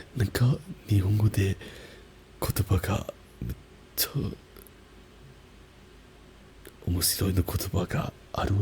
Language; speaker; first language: Japanese; non-native, learner; German